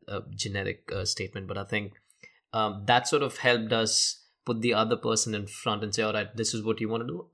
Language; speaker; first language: English; non-native, local second language; Hindi